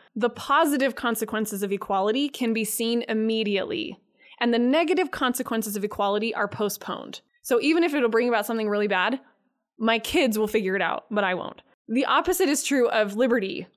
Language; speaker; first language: English; native; English